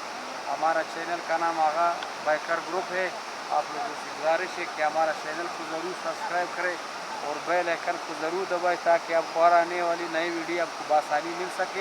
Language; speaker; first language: Hindi; non-native, local second language; Pashto